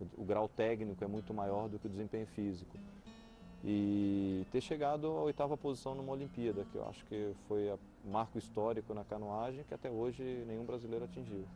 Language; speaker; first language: Portuguese; early bilingual, other home language; Spanish